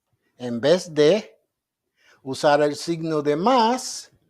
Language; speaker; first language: Spanish; native; Spanish